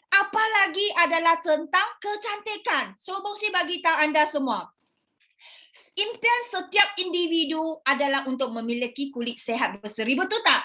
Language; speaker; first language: Malay; non-native, local second language; Chinese